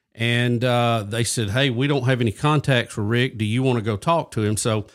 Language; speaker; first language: English; native; English